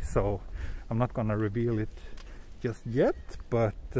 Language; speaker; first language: English; non-native, fluent; Swedish